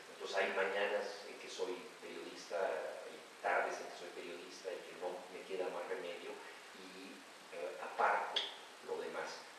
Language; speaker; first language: Spanish; native; Spanish